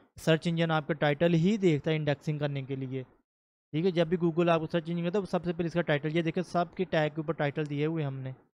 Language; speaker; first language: Urdu; native; Urdu